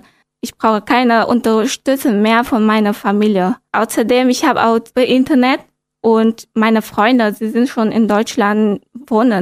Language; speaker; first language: German; non-native, learner; Vietnamese